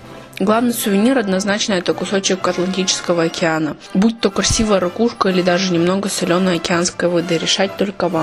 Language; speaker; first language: Russian; native; Russian